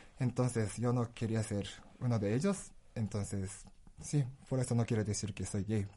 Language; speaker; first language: Spanish; non-native, learner; Japanese